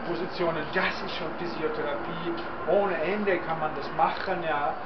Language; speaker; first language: German; non-native, fluent; Czech